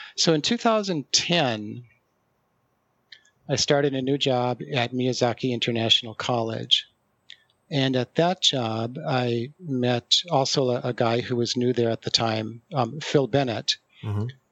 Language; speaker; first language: English; native; English